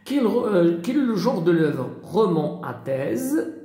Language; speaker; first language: French; non-native, local second language; Arabic